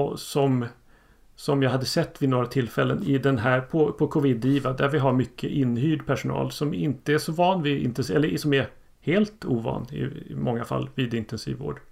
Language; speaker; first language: Swedish; native; Swedish